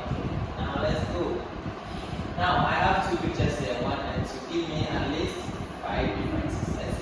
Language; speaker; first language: English; non-native, fluent; Vietnamese